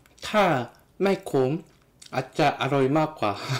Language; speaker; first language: Thai; non-native, learner; Korean